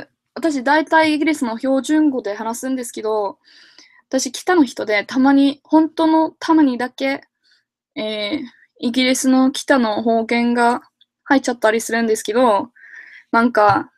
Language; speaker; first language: Japanese; non-native, fluent; English